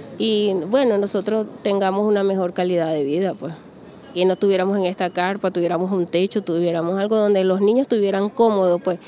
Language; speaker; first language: Spanish; native; Spanish